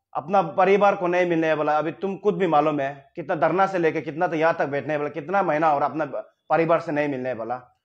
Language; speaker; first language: Hindi; non-native, local second language; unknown